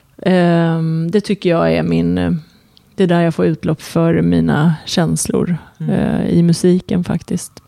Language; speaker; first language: Swedish; early bilingual, other home language; Persian